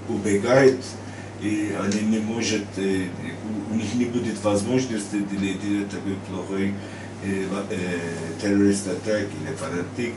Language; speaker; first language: Russian; non-native, learner; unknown